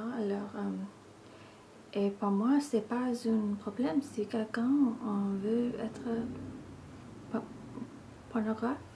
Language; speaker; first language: French; non-native, learner; English